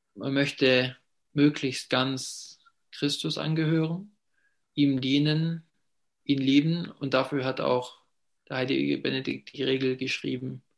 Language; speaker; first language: German; native; German